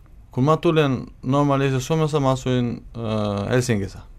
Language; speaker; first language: Finnish; non-native, learner; Albanian